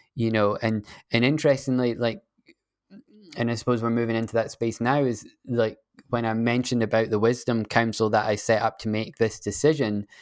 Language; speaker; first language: English; native; English